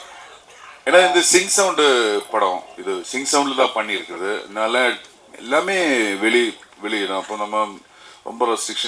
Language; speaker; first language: Tamil; non-native, learner; Malayalam